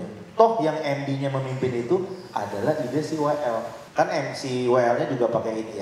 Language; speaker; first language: Indonesian; native; Indonesian